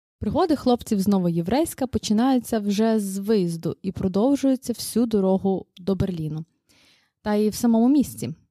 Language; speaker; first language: Ukrainian; native; Ukrainian